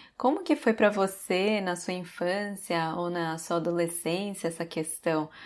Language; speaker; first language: Portuguese; native; Portuguese